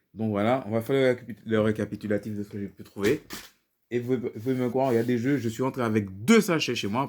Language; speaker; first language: French; native; French